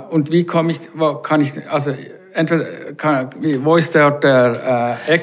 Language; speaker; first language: German; native; German